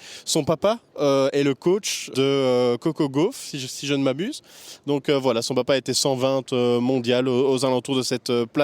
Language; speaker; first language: French; native; French